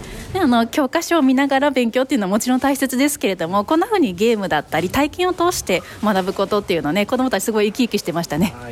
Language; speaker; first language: Japanese; native; Japanese